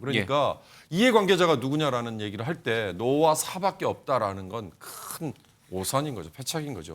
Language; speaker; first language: Korean; native; Korean